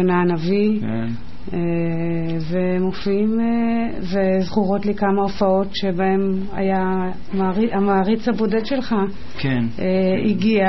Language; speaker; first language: Hebrew; native; Hebrew